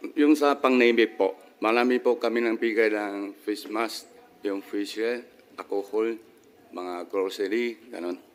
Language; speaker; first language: Filipino; non-native, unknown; Min Nan Chinese